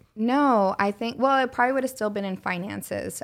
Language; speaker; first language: English; early bilingual, other home language; Spanish